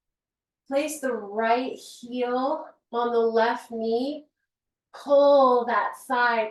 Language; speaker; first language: English; native; English